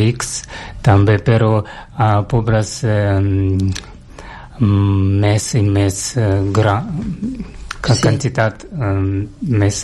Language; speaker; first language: Catalan; non-native, learner; Russian